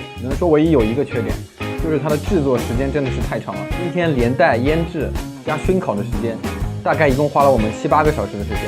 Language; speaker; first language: Chinese; native; Chinese